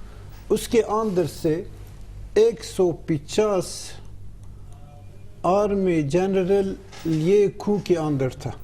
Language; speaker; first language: Hindi; non-native, learner; Turkish